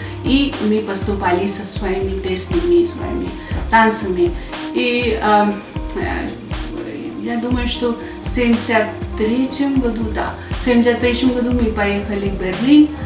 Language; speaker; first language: Russian; non-native, fluent; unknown